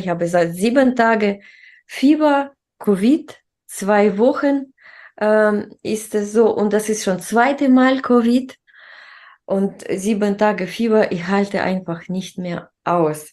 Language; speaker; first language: German; non-native, fluent; Russian